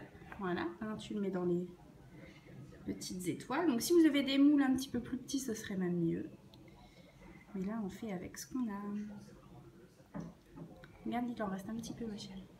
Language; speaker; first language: French; native; French